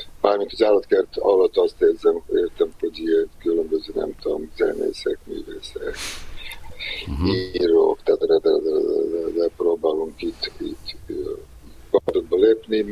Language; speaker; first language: Hungarian; non-native, fluent; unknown